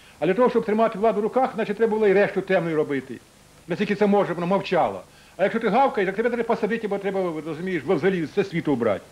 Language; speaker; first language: Ukrainian; native; Ukrainian